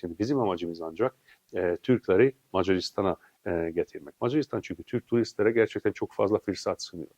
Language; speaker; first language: Turkish; non-native, fluent; Hungarian